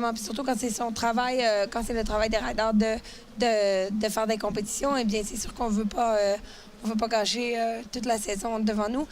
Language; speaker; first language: French; native; French